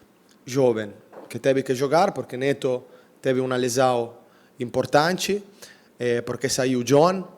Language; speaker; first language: Portuguese; non-native, fluent; Italian